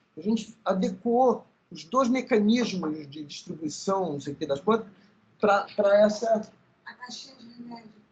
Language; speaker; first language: Portuguese; early bilingual, other home language; Spanish